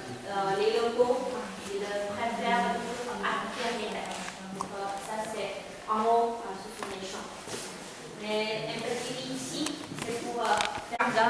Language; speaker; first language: French; non-native, fluent; Chinese